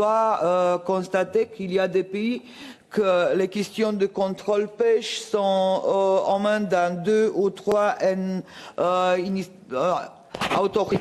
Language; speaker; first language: French; non-native, fluent; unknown